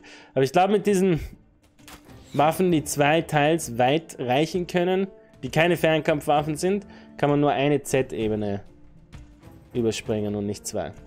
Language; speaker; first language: German; native; German